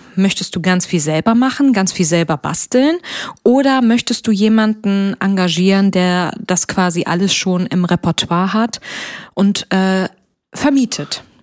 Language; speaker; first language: German; native; German